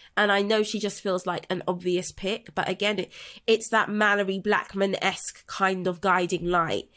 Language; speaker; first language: English; native; English